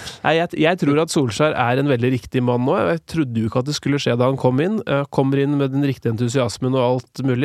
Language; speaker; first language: Norwegian; native; Norwegian